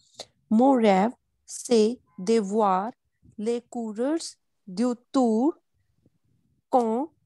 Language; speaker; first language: French; non-native, learner; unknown